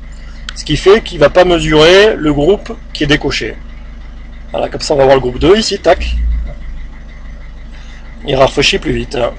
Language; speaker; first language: French; native; French